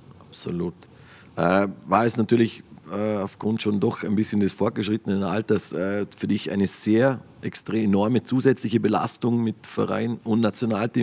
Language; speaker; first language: German; native; German